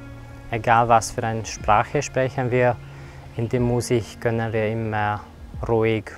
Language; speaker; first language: German; non-native, fluent; Hungarian